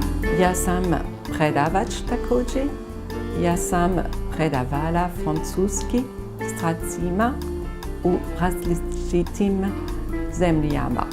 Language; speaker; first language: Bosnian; non-native, learner; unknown